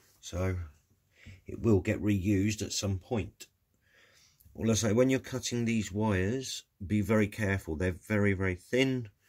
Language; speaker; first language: English; native; English